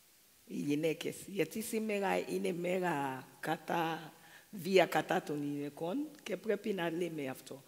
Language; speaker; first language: Greek; non-native, fluent; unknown